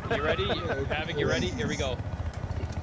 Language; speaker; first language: English; native; English